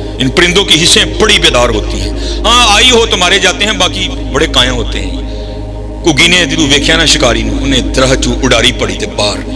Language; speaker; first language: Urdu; non-native, local second language; Punjabi